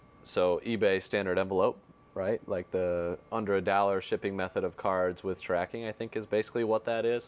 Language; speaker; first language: English; native; English